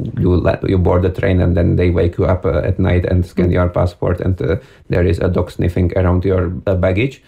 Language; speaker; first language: English; non-native, fluent; German